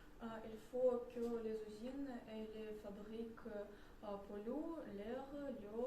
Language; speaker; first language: French; non-native, learner; Russian